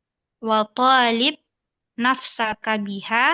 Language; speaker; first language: Arabic; non-native, learner; Indonesian